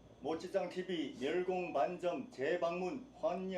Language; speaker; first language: Korean; native; Korean